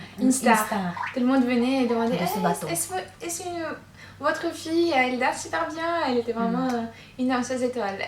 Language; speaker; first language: French; non-native, fluent; Russian